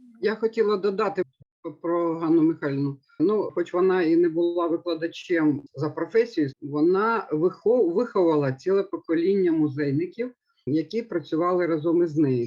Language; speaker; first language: Ukrainian; native; Ukrainian